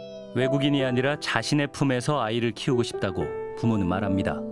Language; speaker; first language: Korean; native; Korean